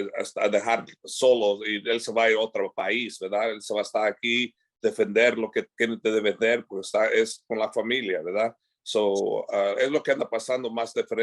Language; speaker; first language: Spanish; early bilingual, heritage; English